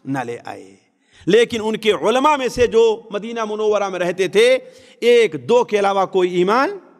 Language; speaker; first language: Urdu; native; Urdu